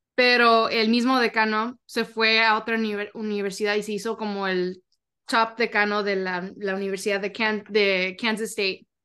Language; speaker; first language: Spanish; early bilingual, heritage; Spanish